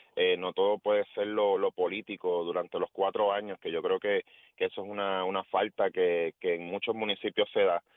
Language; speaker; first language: Spanish; native; Spanish